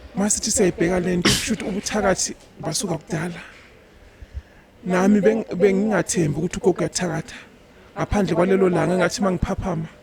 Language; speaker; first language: Zulu; non-native, local second language; Northern Sotho